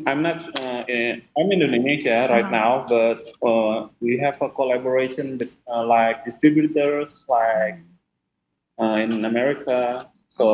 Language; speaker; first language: English; non-native, fluent; Indonesian